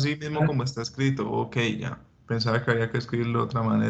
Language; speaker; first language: Spanish; native; Spanish